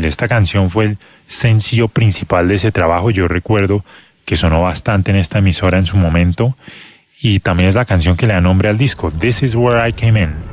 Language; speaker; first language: Spanish; native; Spanish